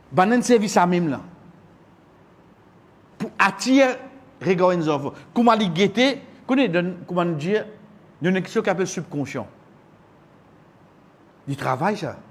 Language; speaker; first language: French; non-native, local second language; Morisyen